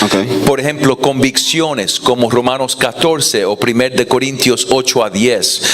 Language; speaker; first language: Spanish; non-native, fluent; English